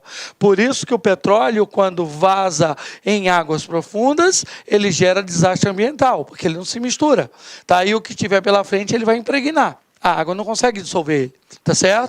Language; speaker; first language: Portuguese; native; Portuguese